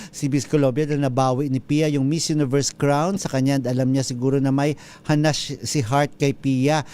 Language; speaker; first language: Filipino; native; Filipino